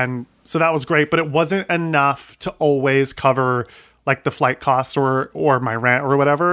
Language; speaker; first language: English; native; English